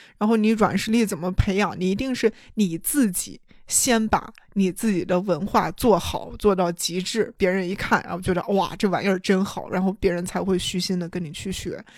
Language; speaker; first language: Chinese; native; Chinese